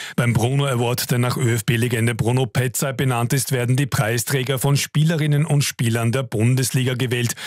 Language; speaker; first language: German; native; German